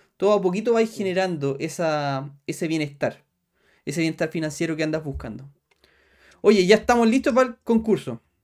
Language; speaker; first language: Spanish; native; Spanish